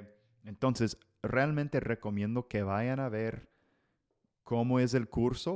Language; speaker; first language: Spanish; non-native, fluent; English